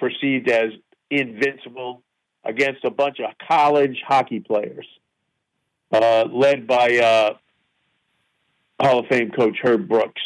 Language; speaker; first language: English; native; English